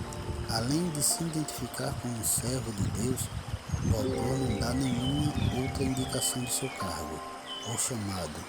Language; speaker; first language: Portuguese; native; Portuguese